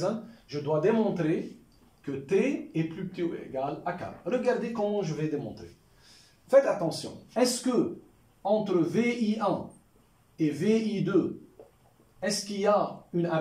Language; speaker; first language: French; non-native, local second language; Arabic